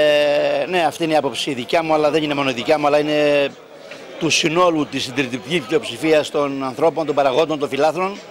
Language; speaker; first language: Greek; native; Greek